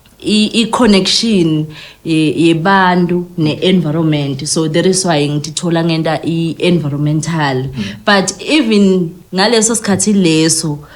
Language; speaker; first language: Zulu; non-native, local second language; Swati